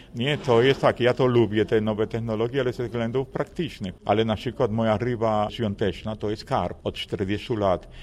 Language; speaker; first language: Polish; non-native, fluent; Spanish